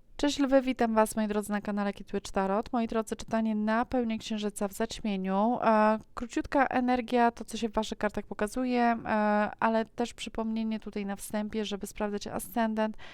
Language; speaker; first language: Polish; native; Polish